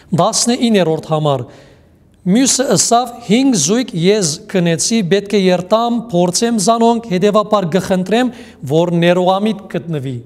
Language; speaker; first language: Armenian; native; Armenian